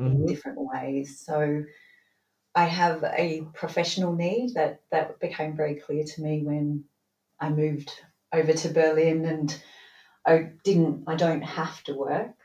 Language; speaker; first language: English; native; English